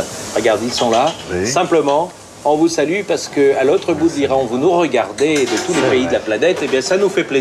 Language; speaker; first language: French; native; French